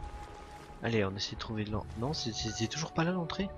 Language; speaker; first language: French; native; French